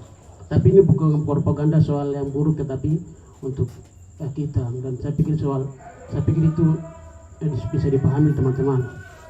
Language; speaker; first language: Indonesian; non-native, local second language; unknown